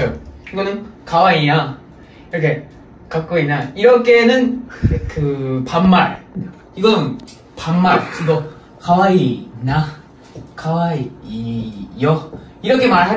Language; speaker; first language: Korean; non-native, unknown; Japanese